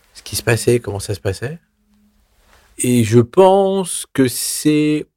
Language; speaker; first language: French; native; French